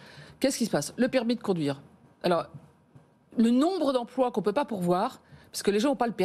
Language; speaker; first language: French; native; French